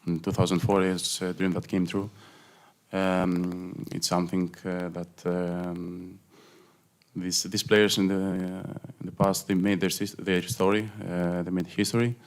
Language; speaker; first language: English; non-native, fluent; Greek